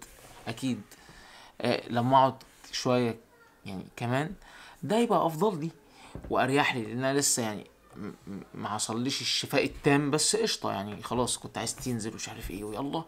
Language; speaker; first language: Arabic; native; Arabic